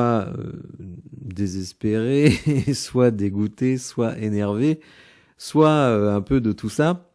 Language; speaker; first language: French; native; French